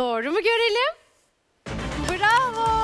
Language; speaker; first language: Turkish; native; Turkish